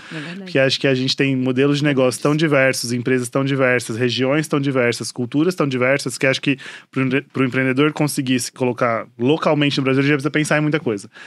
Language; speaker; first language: Portuguese; native; Portuguese